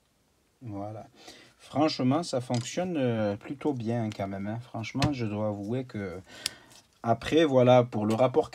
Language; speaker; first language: French; native; French